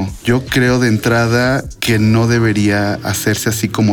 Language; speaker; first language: Spanish; native; Spanish